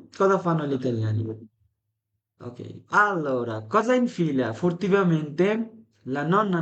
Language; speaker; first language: Italian; non-native, fluent; Bangla